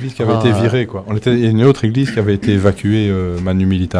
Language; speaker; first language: French; native; French